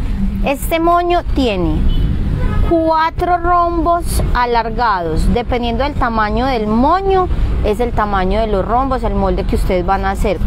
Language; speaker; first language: Spanish; native; Spanish